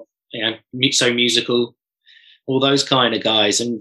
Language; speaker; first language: English; native; English